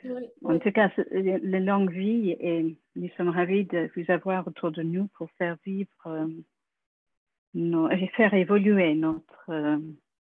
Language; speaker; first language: French; non-native, fluent; English